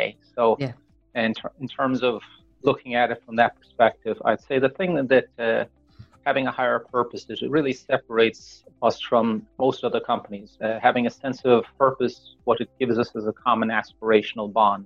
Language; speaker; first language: English; native; English